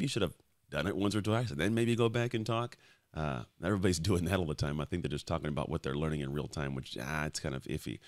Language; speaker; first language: English; native; English